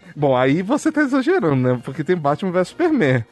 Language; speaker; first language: Portuguese; native; Portuguese